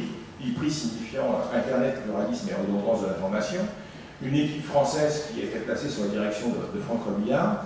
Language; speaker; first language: French; native; French